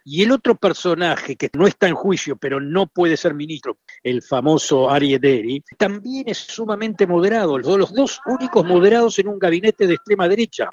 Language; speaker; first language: Spanish; native; Spanish